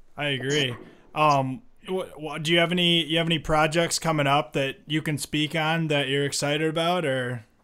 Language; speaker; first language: English; native; English